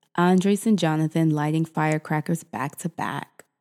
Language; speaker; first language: English; native; English